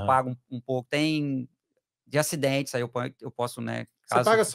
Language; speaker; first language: Portuguese; native; Portuguese